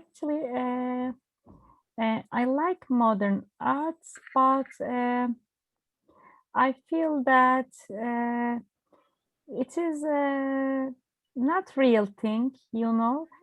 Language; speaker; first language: English; non-native, learner; Turkish